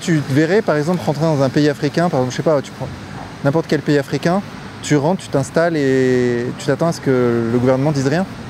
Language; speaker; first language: French; native; French